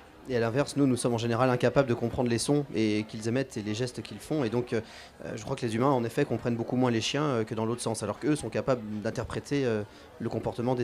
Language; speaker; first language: French; native; French